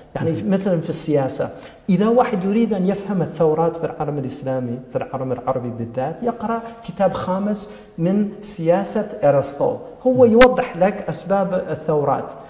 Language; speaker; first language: Arabic; non-native, fluent; English